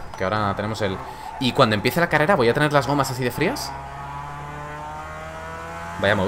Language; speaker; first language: Spanish; native; Spanish